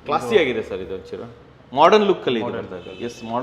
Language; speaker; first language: Kannada; native; Kannada